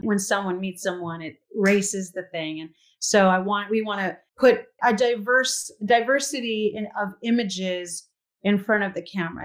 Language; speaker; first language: English; native; English